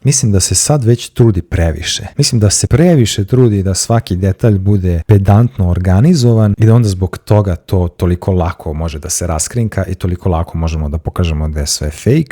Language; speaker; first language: Serbian; native; Serbian